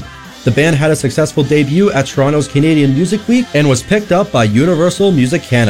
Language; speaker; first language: English; native; English